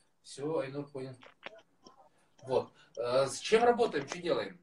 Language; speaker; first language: Russian; native; Russian